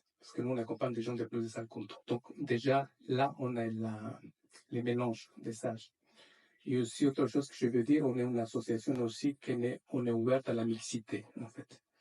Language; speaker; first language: French; non-native, fluent; Spanish